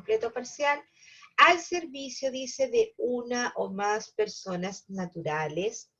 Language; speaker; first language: Spanish; native; Spanish